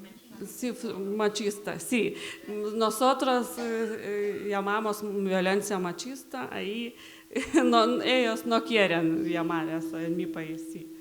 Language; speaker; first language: Spanish; non-native, learner; Lithuanian